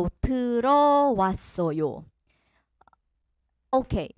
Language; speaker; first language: Korean; non-native, fluent; Filipino